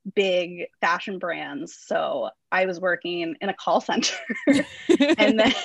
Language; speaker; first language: English; native; English